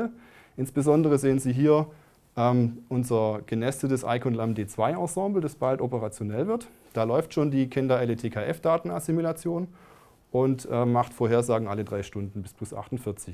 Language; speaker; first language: German; native; German